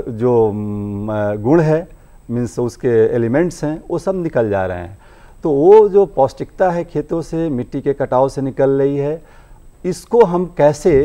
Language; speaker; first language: Hindi; native; Hindi